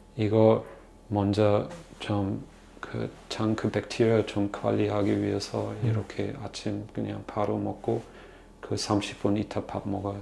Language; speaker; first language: Korean; non-native, fluent; German